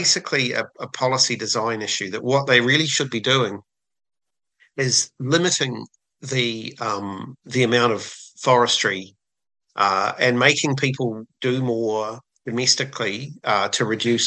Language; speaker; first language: English; native; English